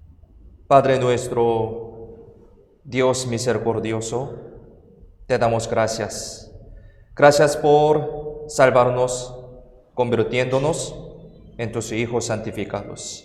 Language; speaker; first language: Spanish; non-native, fluent; Korean